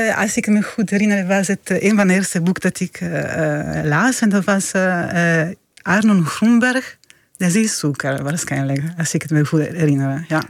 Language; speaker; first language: Dutch; non-native, fluent; Italian